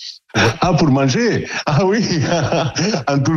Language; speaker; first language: French; non-native, learner; Italian